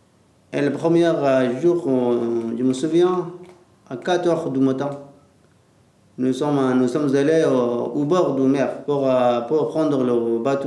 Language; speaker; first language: French; non-native, learner; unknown